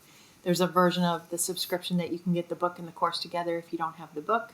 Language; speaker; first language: English; native; English